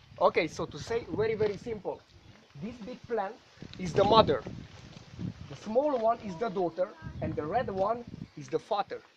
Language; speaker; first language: English; non-native, learner; Romanian